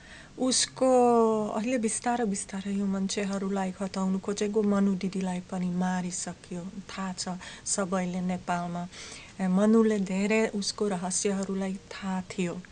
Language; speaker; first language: Nepali; non-native, learner; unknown